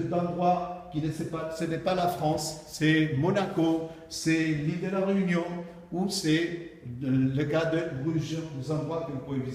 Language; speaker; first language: French; non-native, fluent; Spanish